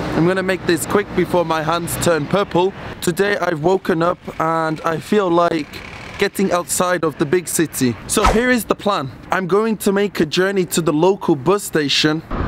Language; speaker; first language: English; native; English